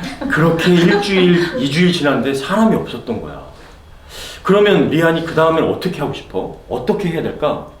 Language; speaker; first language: Korean; native; Korean